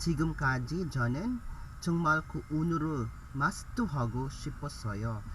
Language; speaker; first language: Korean; non-native, learner; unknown